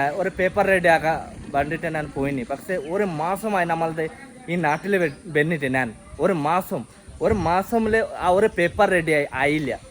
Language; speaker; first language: Malayalam; non-native, learner; Bangla